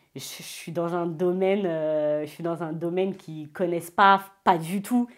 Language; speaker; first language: French; native; French